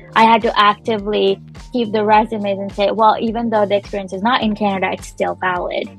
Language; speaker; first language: English; non-native, local second language; Punjabi